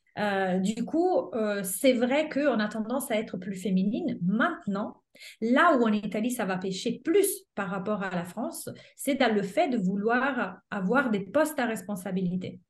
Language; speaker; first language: French; non-native, fluent; Italian